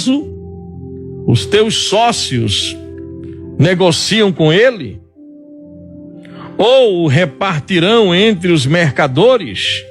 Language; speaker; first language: Portuguese; native; Portuguese